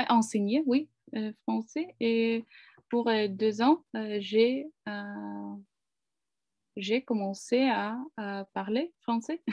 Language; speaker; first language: French; non-native, learner; Ukrainian